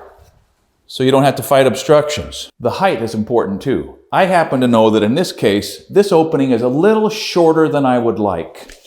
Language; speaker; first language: English; native; English